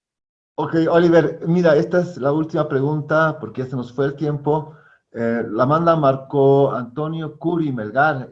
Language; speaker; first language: Spanish; native; Spanish